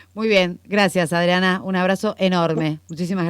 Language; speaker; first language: Spanish; native; Spanish